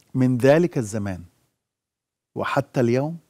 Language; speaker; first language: Arabic; native; Arabic